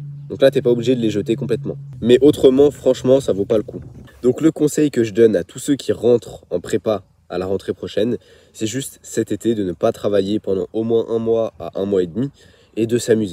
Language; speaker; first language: French; native; French